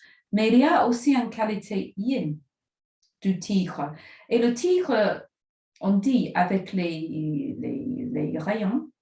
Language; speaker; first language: French; non-native, fluent; English